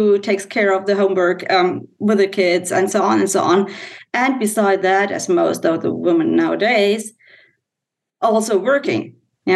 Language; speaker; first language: English; non-native, fluent; German